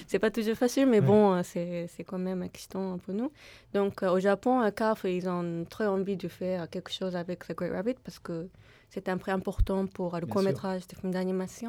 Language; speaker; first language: French; non-native, fluent; Japanese